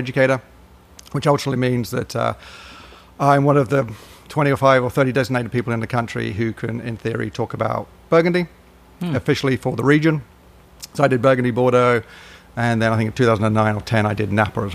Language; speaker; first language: English; native; English